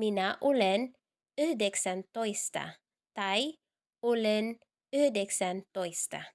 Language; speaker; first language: Finnish; non-native, learner; Cebuano